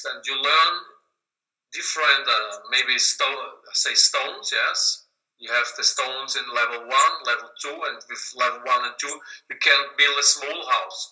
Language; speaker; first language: English; non-native, learner; German